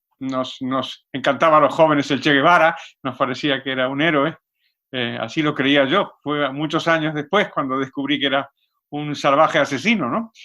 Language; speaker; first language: Spanish; native; Spanish